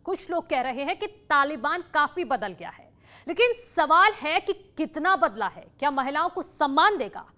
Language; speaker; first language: Hindi; native; Hindi